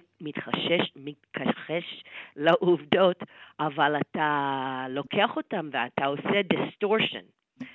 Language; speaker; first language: Hebrew; non-native, fluent; English